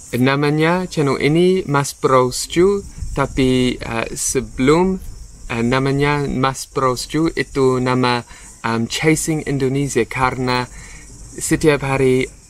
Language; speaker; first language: Indonesian; non-native, learner; English